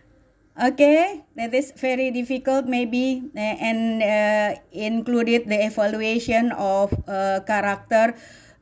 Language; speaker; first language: English; non-native, learner; Indonesian